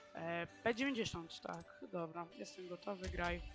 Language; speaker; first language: Polish; native; Polish